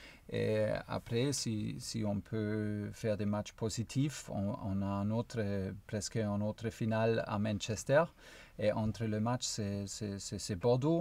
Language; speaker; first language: French; non-native, fluent; German